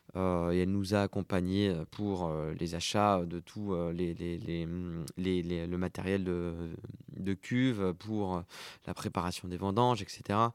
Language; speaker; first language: French; native; French